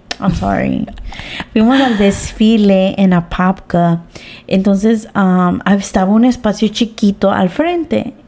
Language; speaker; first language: Spanish; early bilingual, heritage; Spanish